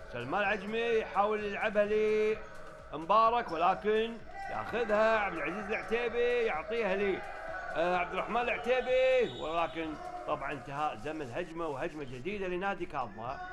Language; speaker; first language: Arabic; native; Arabic